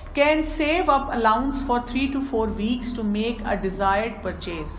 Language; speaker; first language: English; non-native, local second language; Urdu